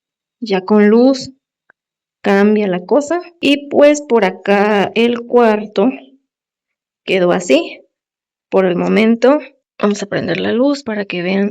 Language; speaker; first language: Spanish; native; Spanish